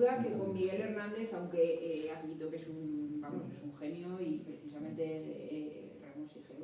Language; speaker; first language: Spanish; native; Spanish